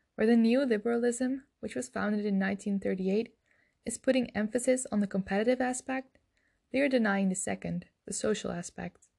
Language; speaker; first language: English; non-native, fluent; Dutch